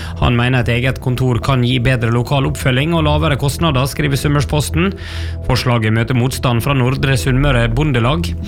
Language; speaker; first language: Norwegian; native; Norwegian